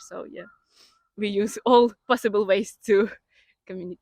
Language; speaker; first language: English; non-native, fluent; Ukrainian